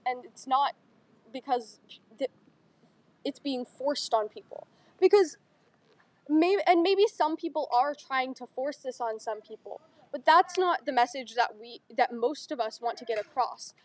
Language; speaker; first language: English; native; English